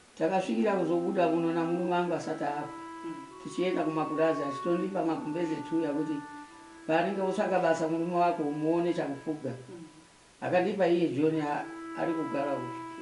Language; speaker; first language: Shona; early bilingual, other home language; Nyanja